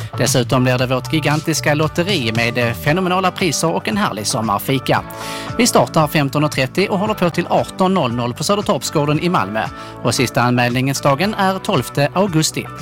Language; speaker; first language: Swedish; native; Swedish